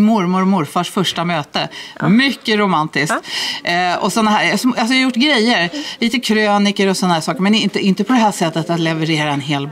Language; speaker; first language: Swedish; native; Swedish